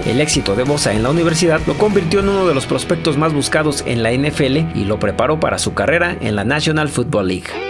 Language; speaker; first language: Spanish; native; Spanish